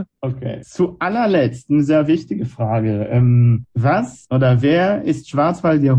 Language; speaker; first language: German; non-native, fluent; Hebrew